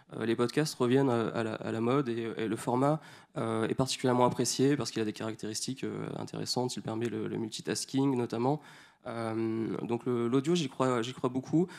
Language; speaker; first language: French; native; French